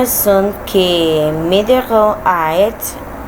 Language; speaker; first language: French; non-native, learner; Spanish